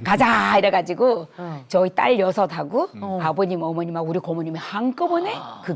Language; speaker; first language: Korean; native; Korean